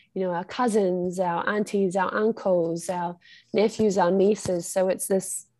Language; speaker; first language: English; native; English